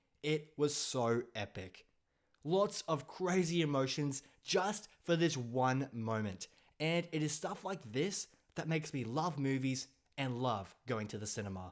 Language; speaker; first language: English; native; English